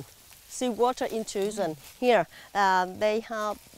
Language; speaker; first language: English; non-native, learner; Vietnamese